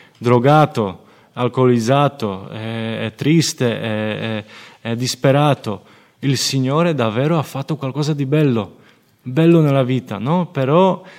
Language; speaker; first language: Italian; non-native, fluent; Polish